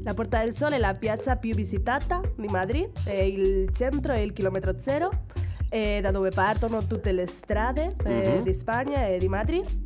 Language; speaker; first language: Italian; non-native, fluent; Spanish